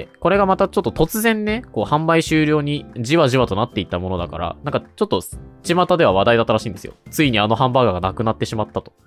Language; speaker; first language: Japanese; native; Japanese